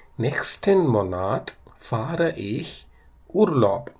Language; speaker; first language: German; non-native, learner; Tamil